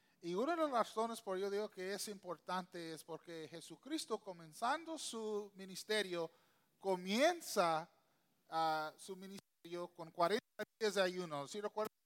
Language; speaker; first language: Spanish; non-native, local second language; English